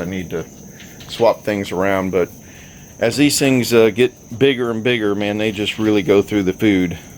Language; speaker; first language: English; native; English